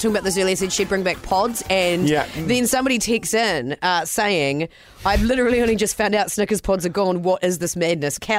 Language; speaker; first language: English; native; English